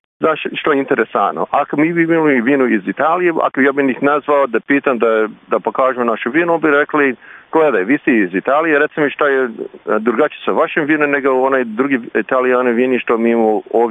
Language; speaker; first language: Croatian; early bilingual, heritage; Croatian